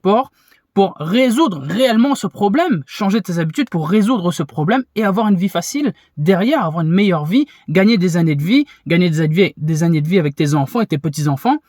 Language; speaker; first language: French; native; French